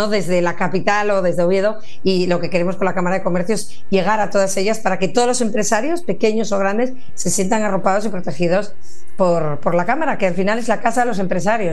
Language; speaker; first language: Spanish; native; Spanish